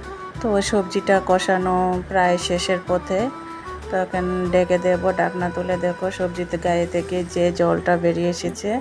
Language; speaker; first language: Bangla; native; Bangla